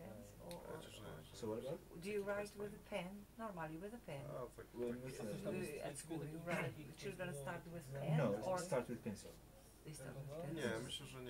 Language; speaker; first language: English; non-native, fluent; Polish